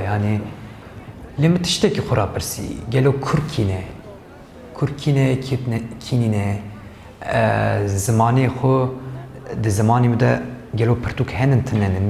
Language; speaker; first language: Kurdish; non-native, local second language; Turkish